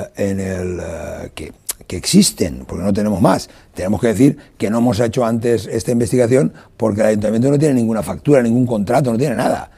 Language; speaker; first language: Spanish; non-native, local second language; Catalan